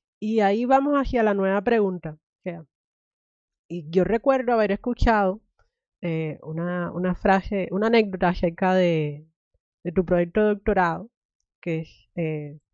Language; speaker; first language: Spanish; native; Spanish